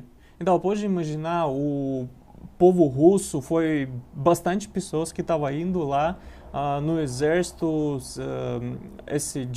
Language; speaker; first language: Portuguese; non-native, learner; Russian